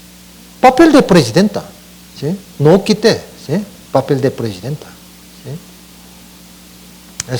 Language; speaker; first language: Spanish; non-native, learner; Korean